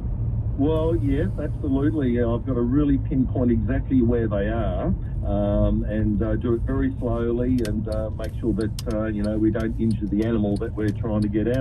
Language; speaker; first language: English; native; English